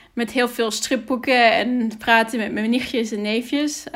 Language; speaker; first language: Dutch; early bilingual, other home language; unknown